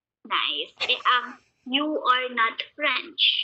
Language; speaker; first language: English; non-native, local second language; Filipino